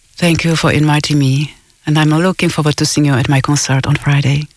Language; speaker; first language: English; non-native, fluent; Czech